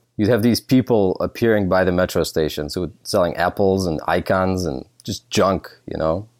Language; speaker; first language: English; early bilingual, other home language; Russian